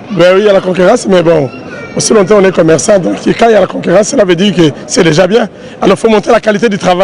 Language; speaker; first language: French; non-native, local second language; Haitian Creole